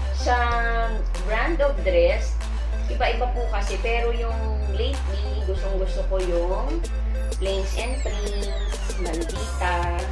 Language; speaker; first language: Filipino; non-native, local second language; Iloko